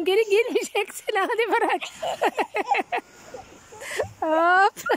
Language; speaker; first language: Turkish; non-native, learner; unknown